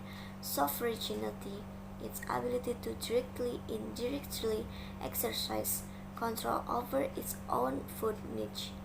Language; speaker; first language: English; non-native, learner; Indonesian